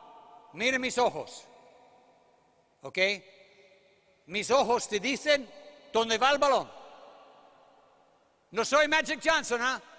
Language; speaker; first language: Spanish; non-native, learner; English